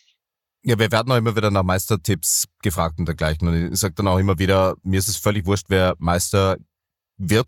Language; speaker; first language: German; native; German